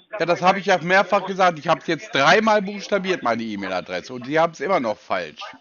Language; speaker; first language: German; native; German